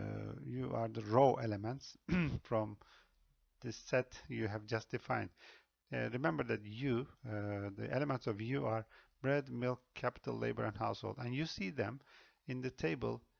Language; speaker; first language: English; non-native, fluent; Turkish